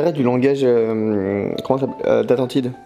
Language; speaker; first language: French; native; French